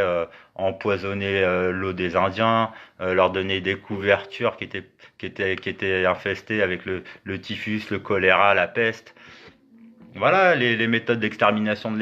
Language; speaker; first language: French; native; French